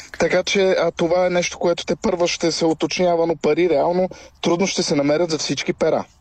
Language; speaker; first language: Bulgarian; native; Bulgarian